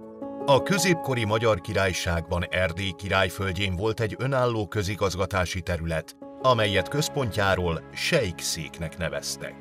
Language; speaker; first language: Hungarian; native; Hungarian